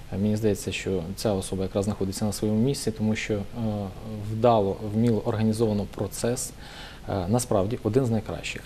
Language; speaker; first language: Ukrainian; native; Ukrainian